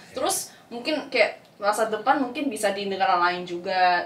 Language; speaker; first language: Indonesian; non-native, fluent; Korean